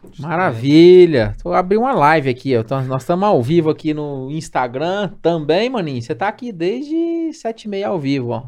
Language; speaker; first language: Portuguese; native; Portuguese